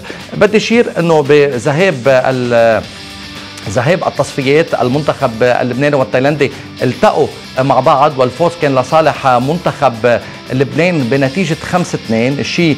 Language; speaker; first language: Arabic; native; Arabic